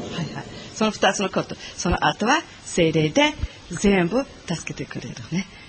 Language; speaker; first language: Japanese; non-native, learner; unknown